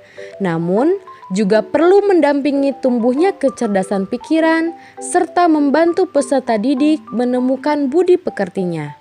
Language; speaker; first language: Indonesian; native; Indonesian